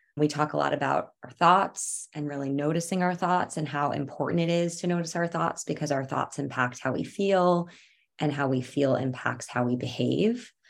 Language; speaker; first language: English; native; English